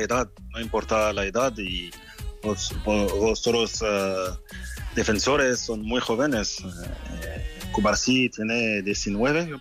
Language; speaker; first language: Spanish; non-native, fluent; French